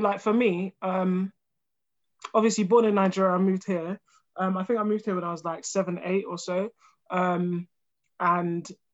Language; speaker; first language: English; early bilingual, other home language; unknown